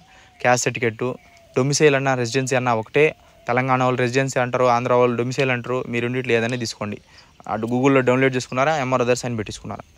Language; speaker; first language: Telugu; native; Telugu